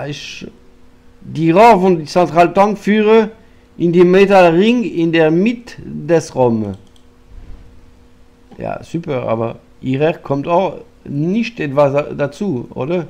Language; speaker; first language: German; non-native, fluent; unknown